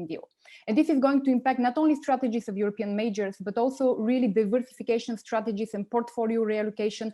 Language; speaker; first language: English; non-native, fluent; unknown